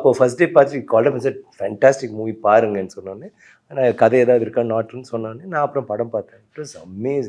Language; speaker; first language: Tamil; native; Tamil